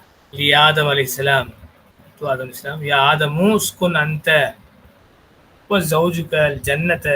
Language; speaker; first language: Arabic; non-native, fluent; Tamil